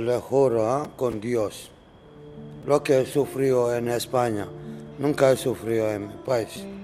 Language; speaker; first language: Spanish; non-native, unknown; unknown